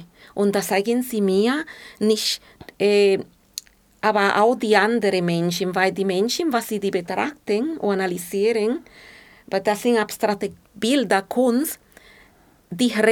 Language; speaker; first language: German; non-native, fluent; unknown